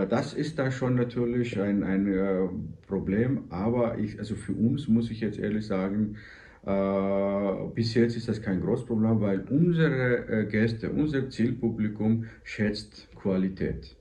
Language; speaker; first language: German; non-native, fluent; Georgian